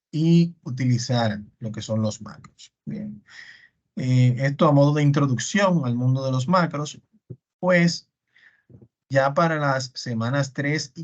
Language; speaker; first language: Spanish; native; Spanish